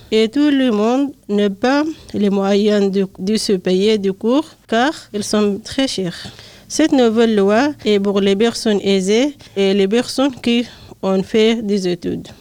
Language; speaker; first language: French; non-native, learner; Arabic